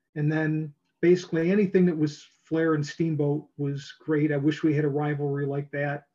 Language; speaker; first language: English; native; English